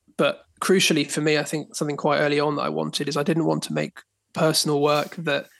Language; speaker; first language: English; native; English